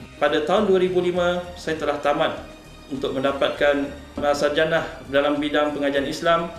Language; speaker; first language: Malay; non-native, local second language; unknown